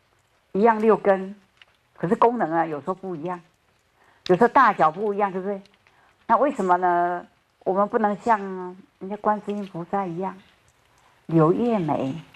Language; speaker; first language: Chinese; native; Chinese